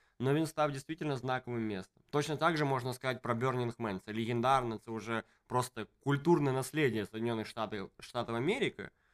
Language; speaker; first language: Russian; native; Russian